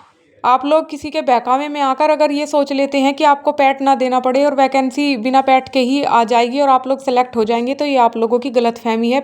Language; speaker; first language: Hindi; native; Hindi